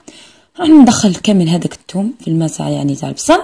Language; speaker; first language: Arabic; native; Arabic